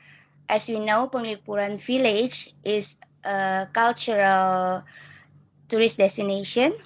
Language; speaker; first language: English; non-native, local second language; Indonesian